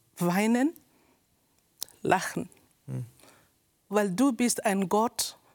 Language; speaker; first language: German; non-native, learner; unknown